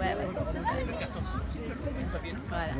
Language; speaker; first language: French; non-native, learner; Galician